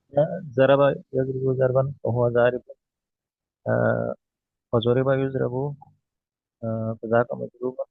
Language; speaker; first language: Arabic; non-native, learner; Urdu